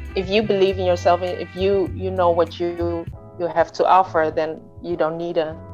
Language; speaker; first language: English; early bilingual, other home language; Indonesian